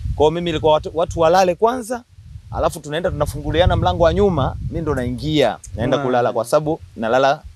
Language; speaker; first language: Swahili; native; Swahili